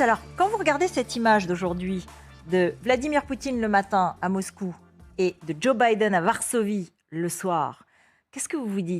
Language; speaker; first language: French; native; French